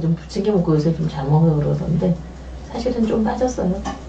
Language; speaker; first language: Korean; native; Korean